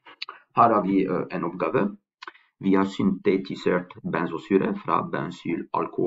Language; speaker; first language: Norwegian; non-native, fluent; French